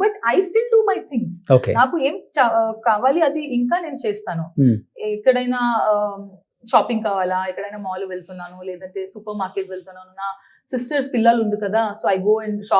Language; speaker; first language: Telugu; non-native, local second language; Tulu